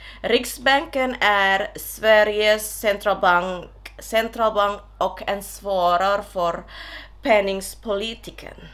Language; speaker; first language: Swedish; non-native, learner; Indonesian